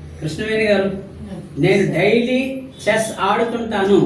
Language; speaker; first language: Telugu; native; Telugu